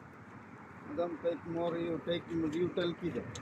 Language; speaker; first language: English; non-native, learner; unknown